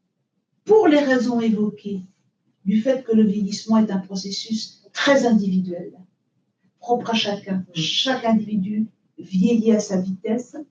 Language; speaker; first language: French; native; French